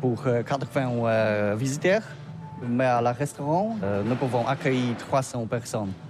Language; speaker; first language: French; non-native, learner; Polish